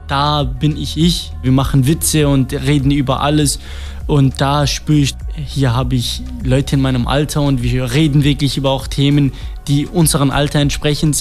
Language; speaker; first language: German; non-native, fluent; Kurdish